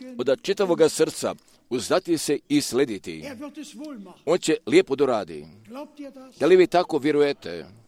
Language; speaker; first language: Croatian; non-native, fluent; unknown